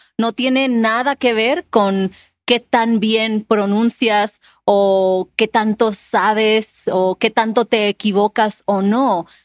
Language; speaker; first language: Spanish; native; Spanish